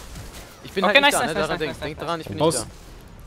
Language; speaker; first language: German; native; German